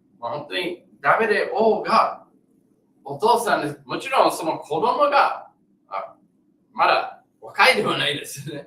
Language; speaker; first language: Japanese; non-native, learner; English